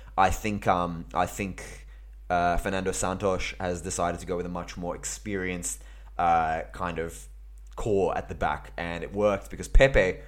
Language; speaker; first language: English; early bilingual, other home language; Greek